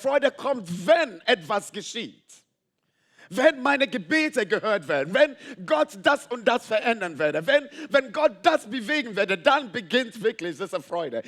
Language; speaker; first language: German; non-native, fluent; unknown